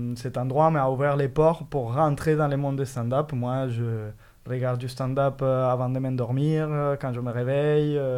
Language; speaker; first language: French; non-native, fluent; Spanish